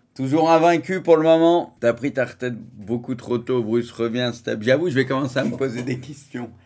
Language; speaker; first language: French; native; French